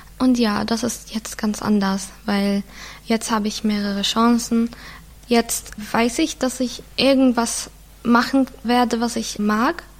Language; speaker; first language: German; non-native, fluent; Arabic